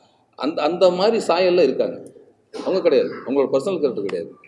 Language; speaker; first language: Tamil; native; Tamil